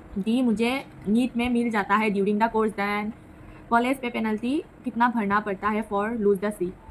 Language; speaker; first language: Hindi; non-native, local second language; Assamese